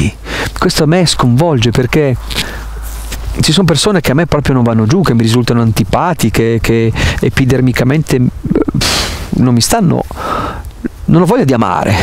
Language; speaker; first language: Italian; native; Italian